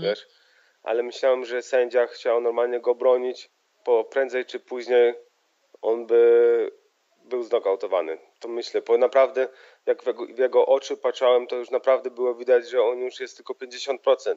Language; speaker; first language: Polish; early bilingual, heritage; Polish